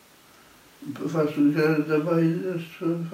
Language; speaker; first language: German; non-native, fluent; Polish